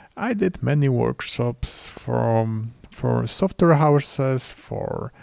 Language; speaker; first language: English; non-native, fluent; Polish